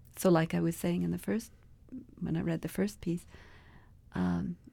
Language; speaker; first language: English; native; English